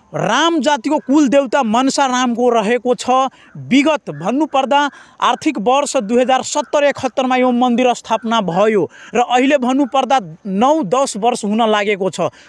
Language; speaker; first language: Nepali; non-native, local second language; Maithili